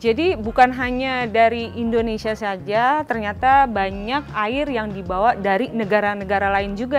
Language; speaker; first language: Indonesian; native; Indonesian